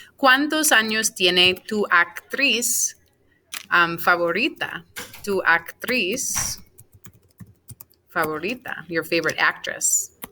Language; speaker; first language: Spanish; non-native, fluent; English